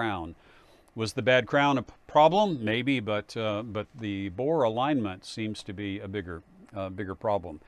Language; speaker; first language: English; native; English